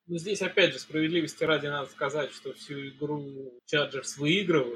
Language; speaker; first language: Russian; native; Russian